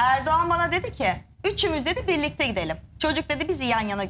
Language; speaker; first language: Turkish; native; Turkish